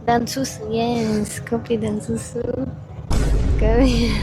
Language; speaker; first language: Indonesian; non-native, learner; Czech